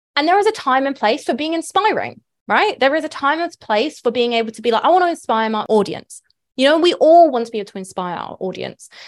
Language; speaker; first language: English; native; English